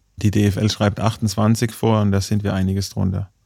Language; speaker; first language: German; native; German